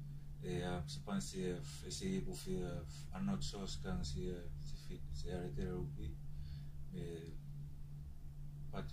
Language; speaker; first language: French; non-native, learner; Tongan